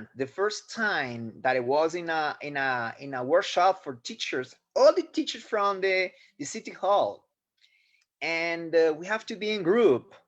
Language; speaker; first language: English; non-native, fluent; Spanish